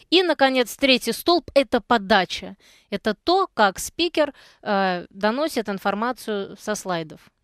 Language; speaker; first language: Russian; native; Russian